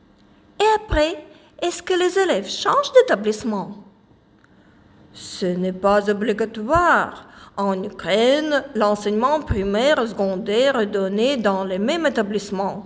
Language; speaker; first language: French; non-native, fluent; Ukrainian